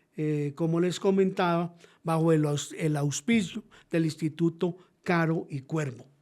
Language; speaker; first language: Spanish; native; Spanish